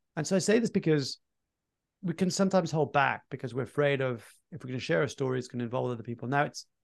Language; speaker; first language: English; early bilingual, other home language; French